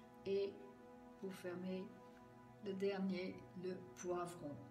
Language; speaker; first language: French; non-native, fluent; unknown